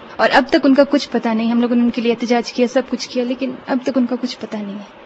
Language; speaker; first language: Urdu; non-native, local second language; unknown